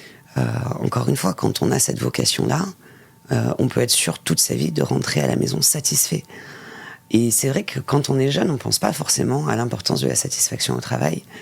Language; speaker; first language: French; native; French